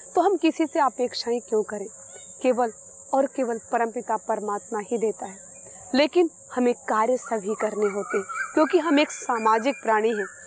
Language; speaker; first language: Hindi; native; Hindi